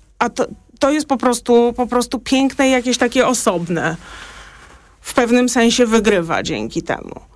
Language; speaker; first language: Polish; native; Polish